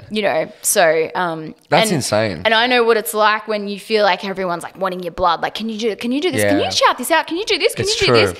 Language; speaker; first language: English; native; English